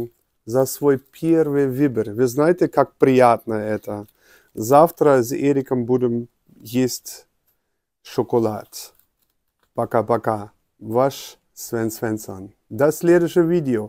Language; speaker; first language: Russian; non-native, learner; German